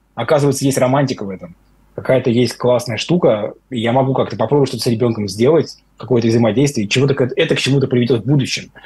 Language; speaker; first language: Russian; native; Russian